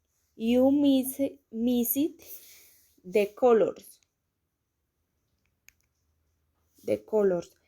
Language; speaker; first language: English; non-native, learner; Spanish